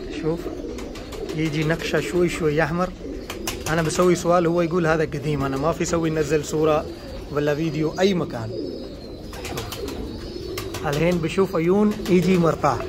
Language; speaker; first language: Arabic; non-native, learner; Urdu